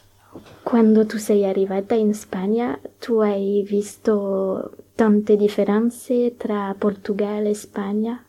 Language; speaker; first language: Italian; non-native, learner; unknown